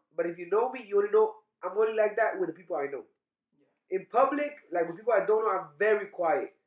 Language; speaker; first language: English; early bilingual, other home language; Spanish